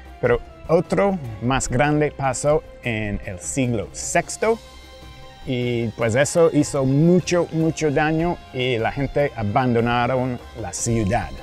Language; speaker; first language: Spanish; non-native, fluent; English